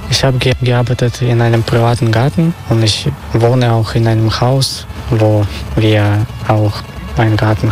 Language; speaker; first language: German; non-native, learner; Russian